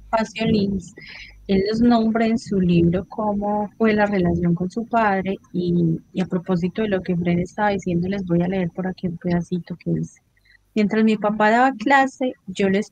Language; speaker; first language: Spanish; native; Spanish